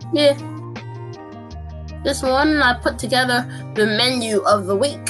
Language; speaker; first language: English; native; English